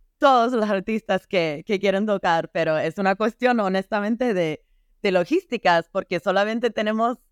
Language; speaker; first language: Spanish; non-native, fluent; English